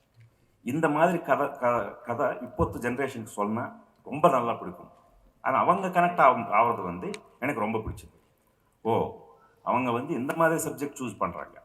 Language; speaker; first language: Tamil; non-native, local second language; Telugu